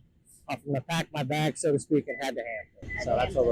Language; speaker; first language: English; native; English